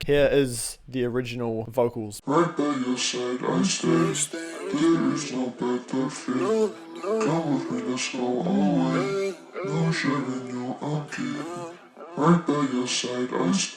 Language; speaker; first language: English; native; English